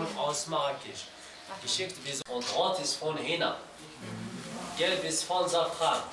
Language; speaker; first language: German; non-native, fluent; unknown